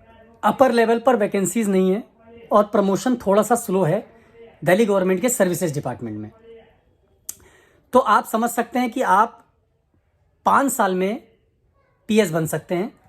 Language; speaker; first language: Hindi; native; Hindi